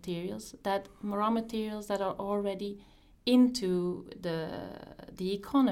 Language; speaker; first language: English; non-native, fluent; Dutch